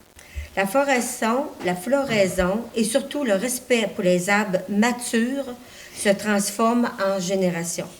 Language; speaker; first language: French; native; French